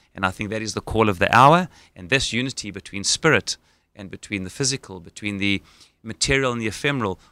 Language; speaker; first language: English; native; English